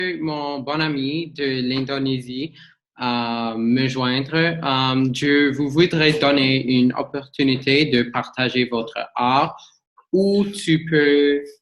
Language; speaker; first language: French; non-native, learner; English